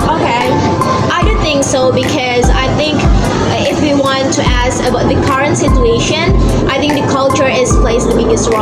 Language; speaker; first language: English; non-native, fluent; Indonesian